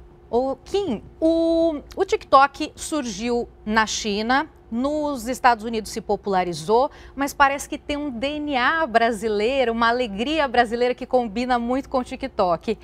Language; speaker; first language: Portuguese; native; Portuguese